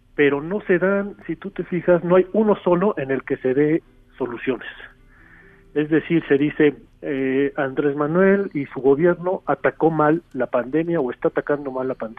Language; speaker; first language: Spanish; native; Spanish